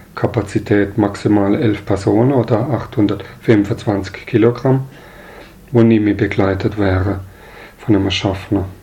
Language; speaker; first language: German; native; German